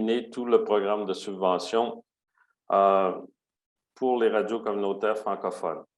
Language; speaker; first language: French; native; French